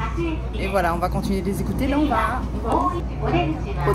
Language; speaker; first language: French; native; French